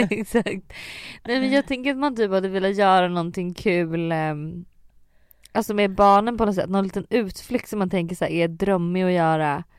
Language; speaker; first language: Swedish; native; Swedish